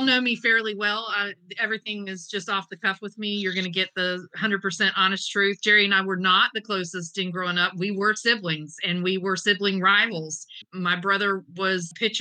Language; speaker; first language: English; native; English